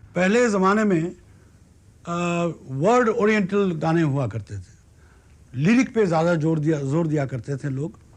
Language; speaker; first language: Hindi; non-native, local second language; Bangla